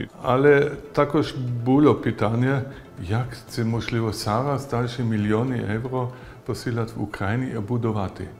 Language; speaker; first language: Ukrainian; non-native, learner; German